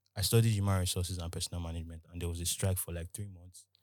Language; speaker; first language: English; non-native, local second language; Yoruba